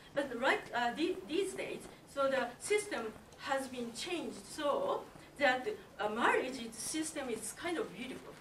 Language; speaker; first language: English; non-native, learner; Japanese